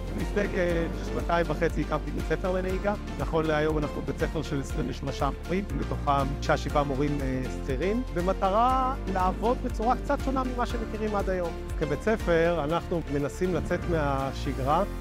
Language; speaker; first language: Hebrew; native; Hebrew